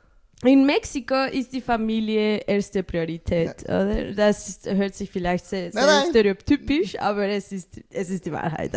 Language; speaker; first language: German; early bilingual, other home language; Spanish